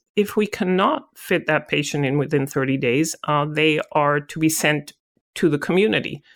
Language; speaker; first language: English; non-native, fluent; Hebrew